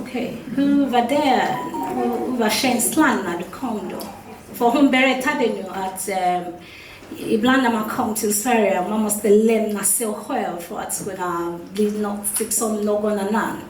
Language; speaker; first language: Swedish; non-native, fluent; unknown